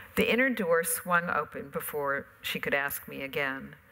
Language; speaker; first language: English; native; English